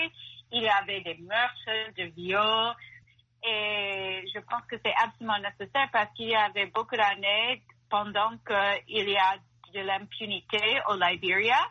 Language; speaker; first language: French; non-native, fluent; English